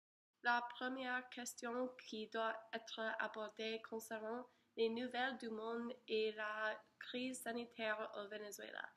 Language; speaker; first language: French; non-native, learner; English